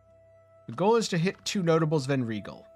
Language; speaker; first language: English; native; English